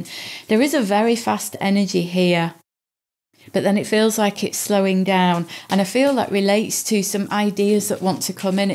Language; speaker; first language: English; native; English